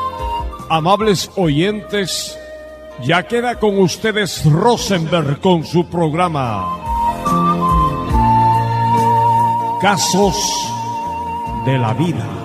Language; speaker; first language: Spanish; native; Spanish